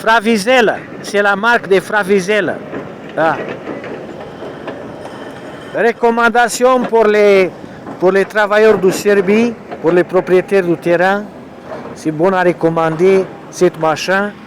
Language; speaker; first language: French; non-native, learner; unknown